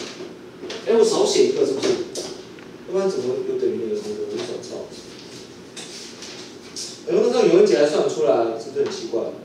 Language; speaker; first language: Chinese; native; Chinese